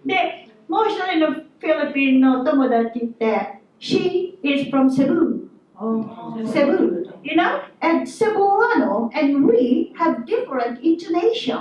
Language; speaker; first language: English; non-native, local second language; Filipino